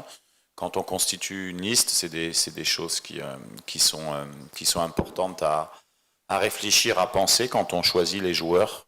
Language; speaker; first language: French; native; French